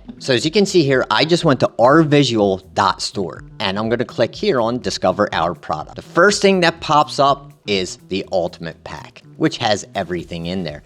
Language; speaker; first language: English; native; English